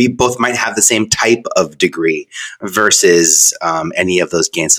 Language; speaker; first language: English; native; English